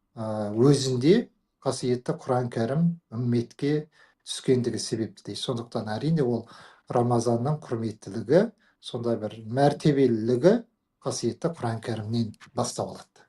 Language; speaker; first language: Kazakh; native; Kazakh